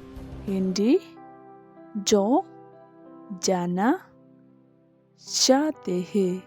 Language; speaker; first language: Hindi; non-native, learner; Khasi